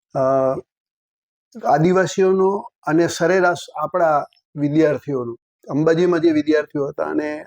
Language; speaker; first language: Gujarati; native; Gujarati